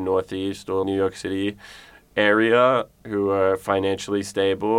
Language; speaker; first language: English; native; English